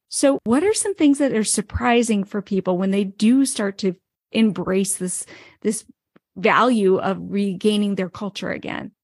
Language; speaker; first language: English; native; English